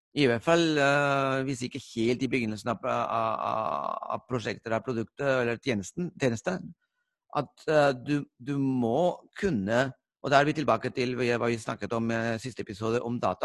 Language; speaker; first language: Norwegian; non-native, fluent; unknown